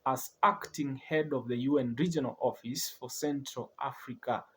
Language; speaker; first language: English; non-native, local second language; Swahili